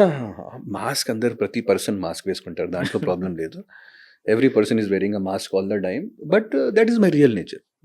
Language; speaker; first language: Telugu; non-native, fluent; Hindi